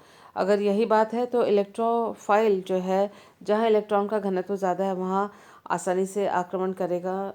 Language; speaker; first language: Hindi; native; Hindi